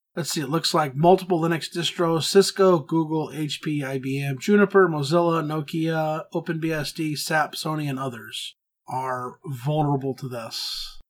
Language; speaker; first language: English; native; English